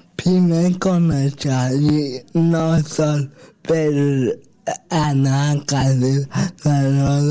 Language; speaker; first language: Catalan; non-native, local second language; Spanish